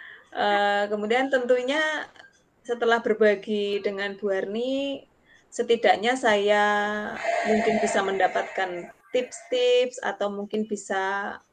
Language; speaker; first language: Indonesian; non-native, local second language; Javanese